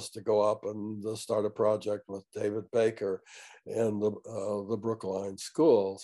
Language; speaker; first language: English; native; English